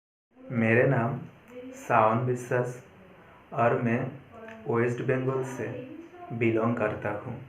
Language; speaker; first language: Hindi; non-native, local second language; Bangla